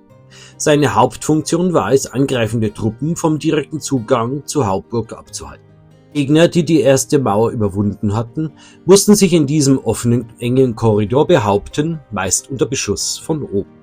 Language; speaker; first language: German; native; German